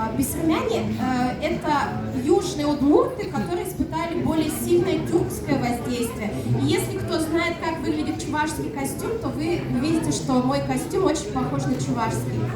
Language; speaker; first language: Russian; non-native, local second language; Udmurt